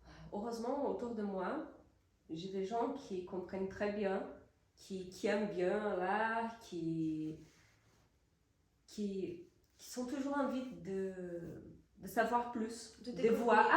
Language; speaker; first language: French; non-native, fluent; Portuguese